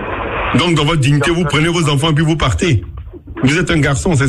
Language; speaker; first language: French; non-native, local second language; Akan